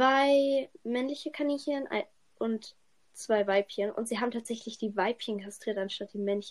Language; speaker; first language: German; native; German